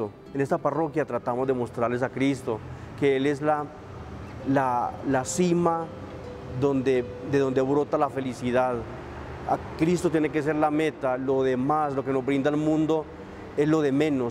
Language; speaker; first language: Spanish; native; Spanish